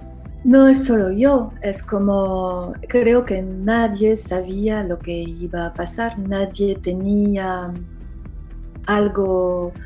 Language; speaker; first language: Spanish; non-native, fluent; French